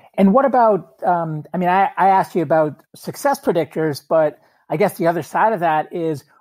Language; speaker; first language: English; native; English